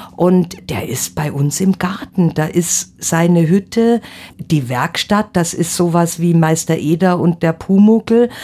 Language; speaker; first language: German; native; German